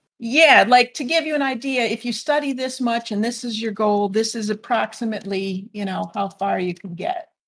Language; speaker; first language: English; native; English